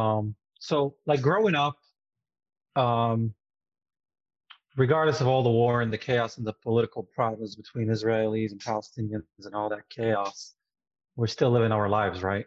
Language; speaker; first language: English; non-native, fluent; Arabic